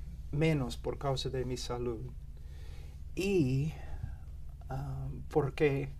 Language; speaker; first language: Spanish; non-native, fluent; English